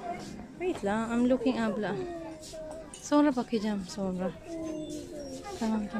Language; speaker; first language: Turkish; non-native, learner; Filipino